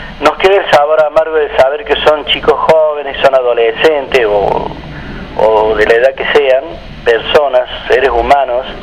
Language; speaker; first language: Spanish; native; Spanish